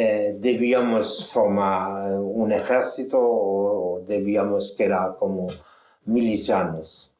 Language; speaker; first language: Spanish; non-native, fluent; German